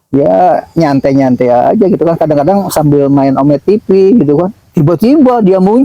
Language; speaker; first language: Indonesian; native; Indonesian